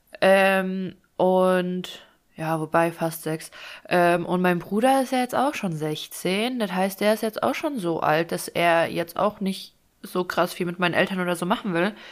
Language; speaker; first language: German; early bilingual, other home language; Russian